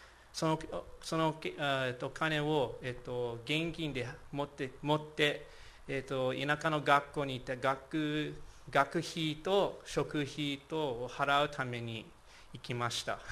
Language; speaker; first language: Japanese; non-native, fluent; English